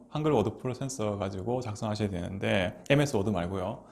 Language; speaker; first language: Korean; native; Korean